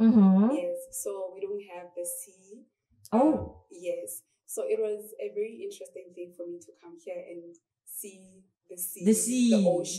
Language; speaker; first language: English; non-native, local second language; Southern Sotho